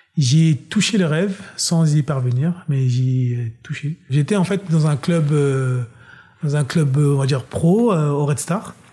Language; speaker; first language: French; early bilingual, other home language; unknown